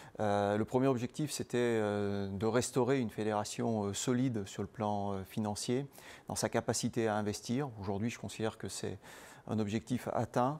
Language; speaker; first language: French; native; French